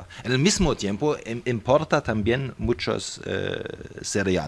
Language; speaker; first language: Spanish; non-native, fluent; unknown